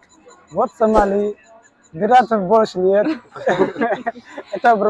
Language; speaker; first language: Russian; non-native, learner; Somali